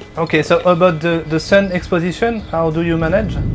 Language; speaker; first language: English; non-native, learner; French